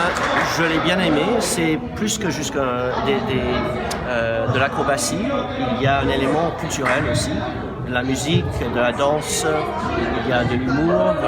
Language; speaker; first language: French; non-native, local second language; English